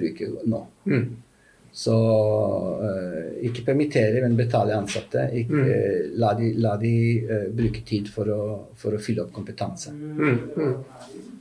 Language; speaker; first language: Norwegian; non-native, fluent; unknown